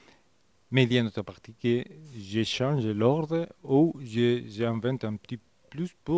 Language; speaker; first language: French; non-native, fluent; Spanish